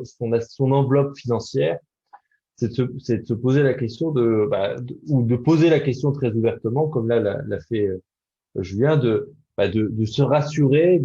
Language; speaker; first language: French; native; French